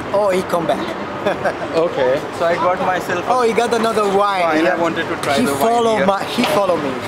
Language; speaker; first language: English; non-native, learner; Italian